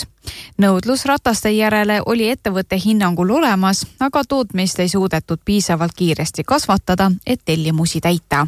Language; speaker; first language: Estonian; native; Estonian